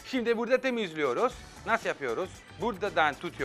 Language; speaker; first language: Turkish; non-native, fluent; Italian